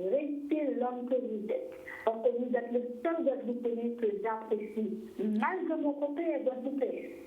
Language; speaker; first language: French; non-native, local second language; Haitian Creole